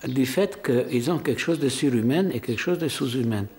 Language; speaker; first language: French; non-native, fluent; Hungarian